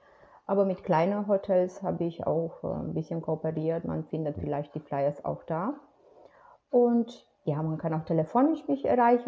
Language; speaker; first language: German; non-native, fluent; Romanian